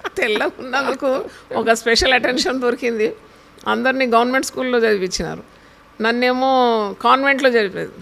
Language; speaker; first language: Telugu; non-native, local second language; Malayalam